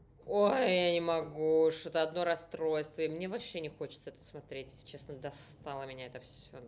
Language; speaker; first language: Russian; native; Russian